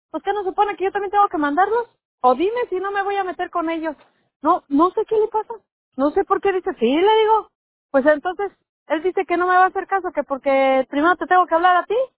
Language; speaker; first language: Spanish; native; Spanish